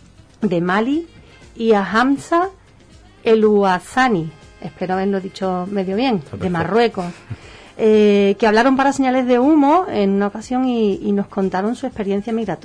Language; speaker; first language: Spanish; native; Spanish